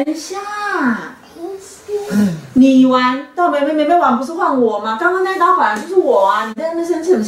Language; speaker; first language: Chinese; native; Chinese